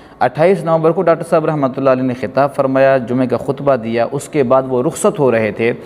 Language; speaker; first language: Urdu; non-native, local second language; Pashto